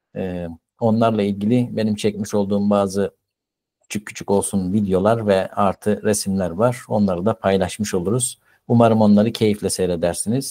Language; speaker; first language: Turkish; native; Turkish